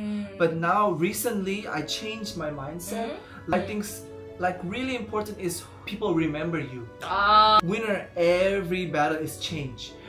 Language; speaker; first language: English; non-native, fluent; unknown